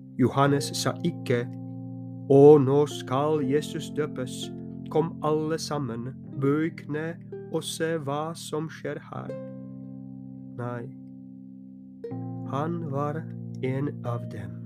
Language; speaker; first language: Norwegian; non-native, fluent; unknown